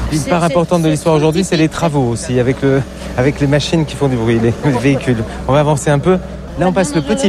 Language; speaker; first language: French; native; French